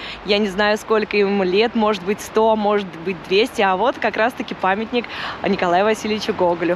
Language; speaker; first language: Russian; native; Russian